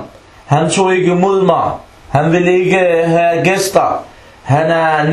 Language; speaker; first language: Danish; non-native, local second language; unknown